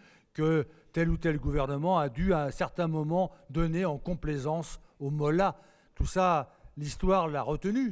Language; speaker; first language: French; native; French